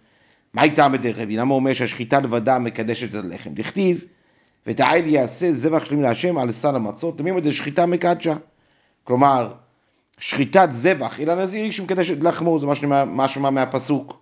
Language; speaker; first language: Hebrew; native; Hebrew